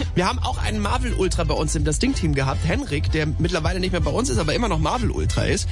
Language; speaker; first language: German; native; German